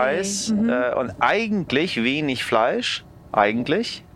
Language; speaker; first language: German; early bilingual, other home language; Persian